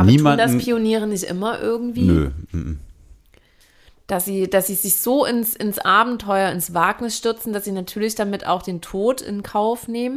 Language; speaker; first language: German; native; German